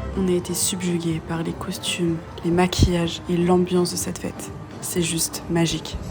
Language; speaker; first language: French; native; French